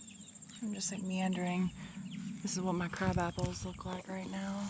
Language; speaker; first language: English; native; English